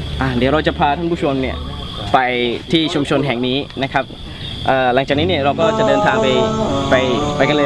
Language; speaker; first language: Thai; native; Thai